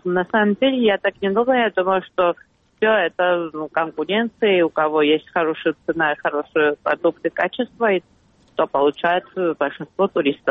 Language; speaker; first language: Russian; non-native, fluent; Georgian